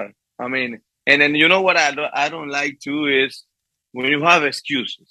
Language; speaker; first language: English; non-native, fluent; Spanish